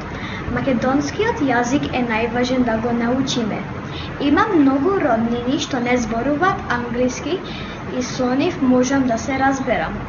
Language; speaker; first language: Macedonian; early bilingual, heritage; Macedonian